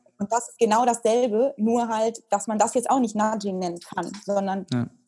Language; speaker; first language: German; early bilingual, heritage; Italian